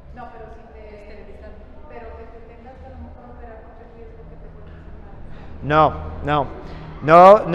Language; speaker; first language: Spanish; native; Spanish